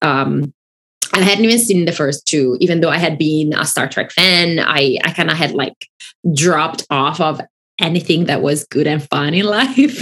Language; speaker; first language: English; non-native, fluent; Italian